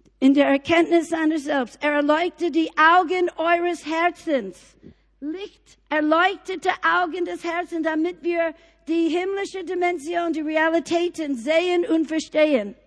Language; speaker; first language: German; non-native, fluent; English